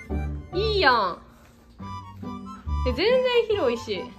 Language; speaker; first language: Japanese; native; Japanese